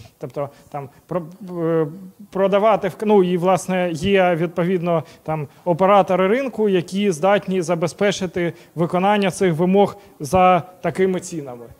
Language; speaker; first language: Ukrainian; non-native, local second language; Russian